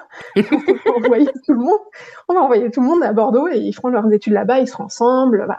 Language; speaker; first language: French; non-native, local second language; Gujarati